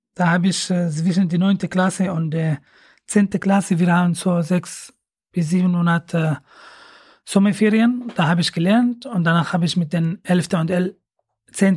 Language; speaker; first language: German; non-native, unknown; Arabic